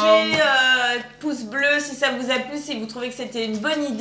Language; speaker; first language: French; native; French